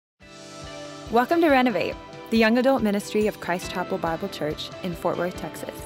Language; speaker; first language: English; native; English